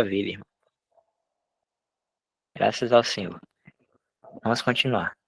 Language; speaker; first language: Portuguese; native; Portuguese